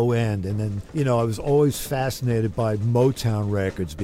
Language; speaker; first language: English; native; English